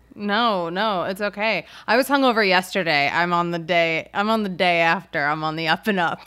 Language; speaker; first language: English; native; English